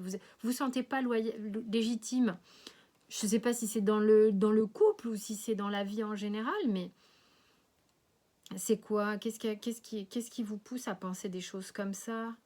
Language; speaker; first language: French; native; French